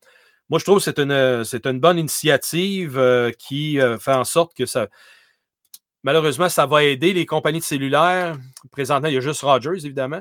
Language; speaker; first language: French; native; French